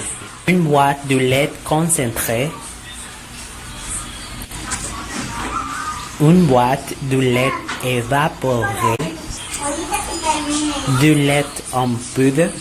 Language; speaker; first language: French; non-native, learner; Spanish